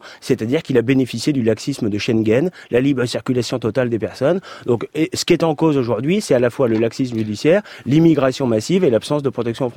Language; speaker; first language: French; native; French